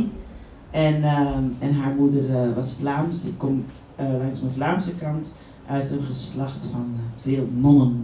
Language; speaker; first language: Dutch; native; Dutch